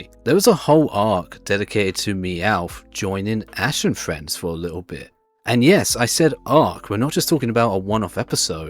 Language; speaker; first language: English; native; English